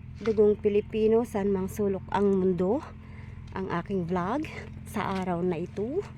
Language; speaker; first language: Filipino; non-native, local second language; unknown